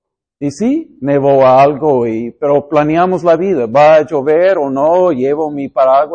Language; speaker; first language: Spanish; non-native, fluent; English